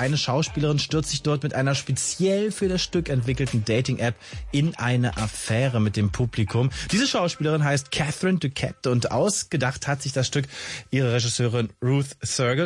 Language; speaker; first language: German; native; German